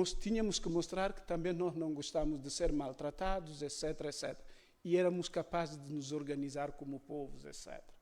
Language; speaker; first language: Portuguese; non-native, local second language; Upper Guinea Crioulo